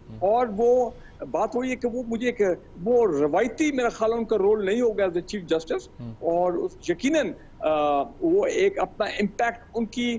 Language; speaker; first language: Urdu; native; Urdu